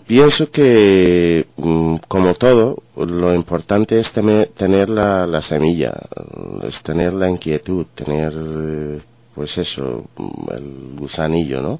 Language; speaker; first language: Spanish; non-native, fluent; Arabic